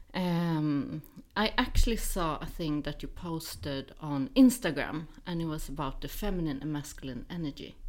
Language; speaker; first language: English; non-native, fluent; Swedish